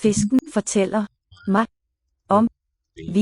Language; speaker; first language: Danish; non-native, learner; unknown